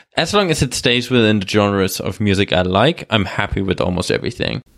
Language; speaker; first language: English; non-native, fluent; German